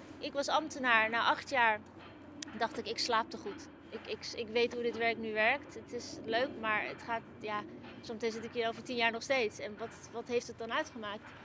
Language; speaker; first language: Dutch; early bilingual, other home language; Turkish